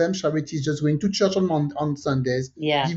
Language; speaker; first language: English; non-native, fluent; French